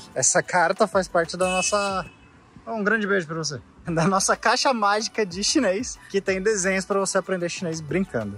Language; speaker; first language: Portuguese; native; Portuguese